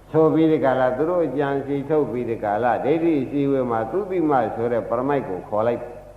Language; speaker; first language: Burmese; native; Burmese